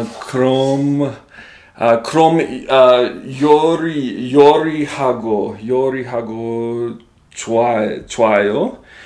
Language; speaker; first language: Korean; non-native, learner; English